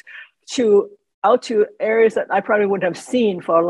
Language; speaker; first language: English; non-native, local second language; Cantonese